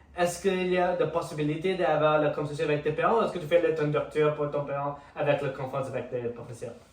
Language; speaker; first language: French; non-native, learner; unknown